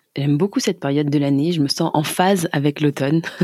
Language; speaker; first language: French; native; French